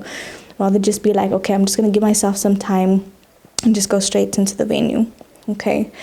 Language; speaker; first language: English; native; English